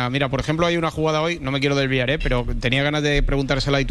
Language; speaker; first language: Spanish; native; Spanish